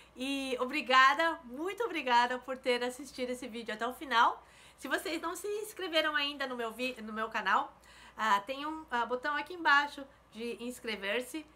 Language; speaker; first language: Portuguese; native; Portuguese